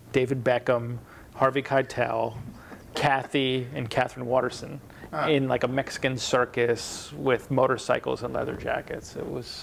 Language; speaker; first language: English; native; English